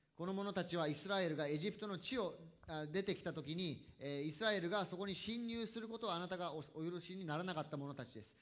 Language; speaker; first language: Japanese; native; Japanese